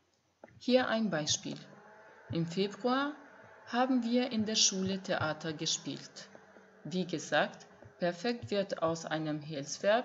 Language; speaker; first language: German; non-native, fluent; Albanian